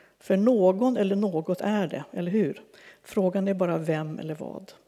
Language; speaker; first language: Swedish; native; Swedish